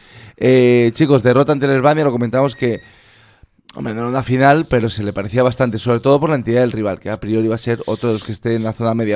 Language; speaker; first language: Spanish; native; Spanish